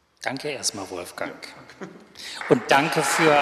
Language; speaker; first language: German; native; German